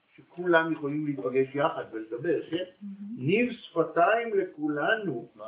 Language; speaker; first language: Hebrew; native; Hebrew